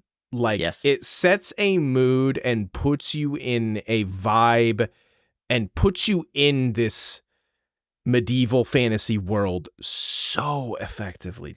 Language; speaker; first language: English; native; English